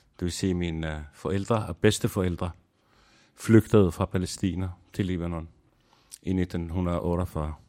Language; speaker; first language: Danish; non-native, fluent; Arabic